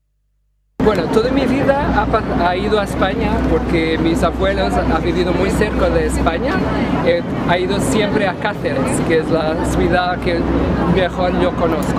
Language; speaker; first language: Spanish; non-native, learner; Portuguese